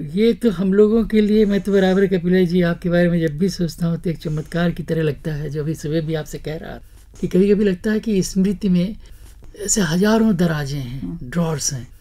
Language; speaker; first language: Hindi; native; Hindi